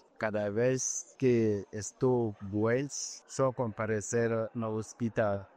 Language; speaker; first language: Portuguese; non-native, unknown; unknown